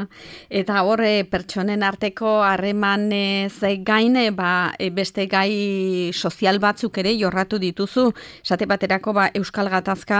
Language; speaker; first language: Basque; native; Basque